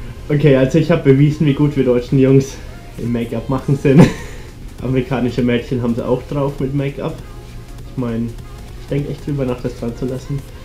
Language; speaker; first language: German; native; German